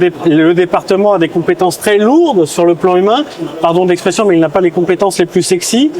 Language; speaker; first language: French; native; French